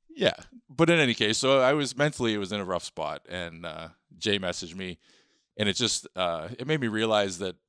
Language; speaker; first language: English; native; English